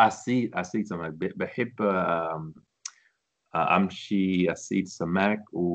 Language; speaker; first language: Arabic; non-native, learner; English